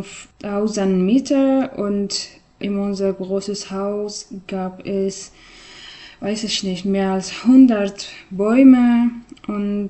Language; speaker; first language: German; non-native, learner; Persian